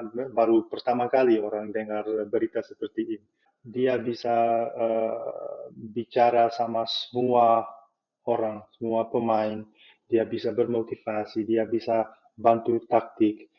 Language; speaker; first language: Indonesian; non-native, fluent; Dutch